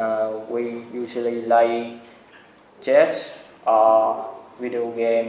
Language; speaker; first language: English; non-native, learner; Vietnamese